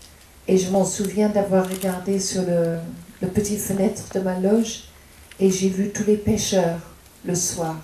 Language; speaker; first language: French; non-native, fluent; English